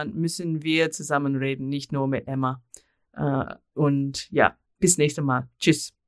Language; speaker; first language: German; non-native, learner; English